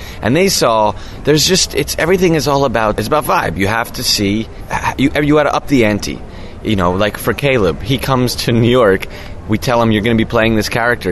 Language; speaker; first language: English; native; English